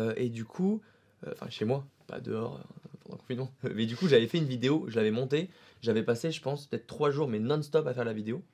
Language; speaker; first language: French; native; French